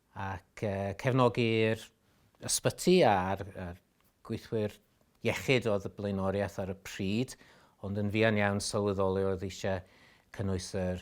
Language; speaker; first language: Welsh; native; Welsh